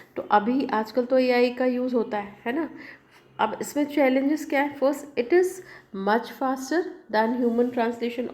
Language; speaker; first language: Hindi; native; Hindi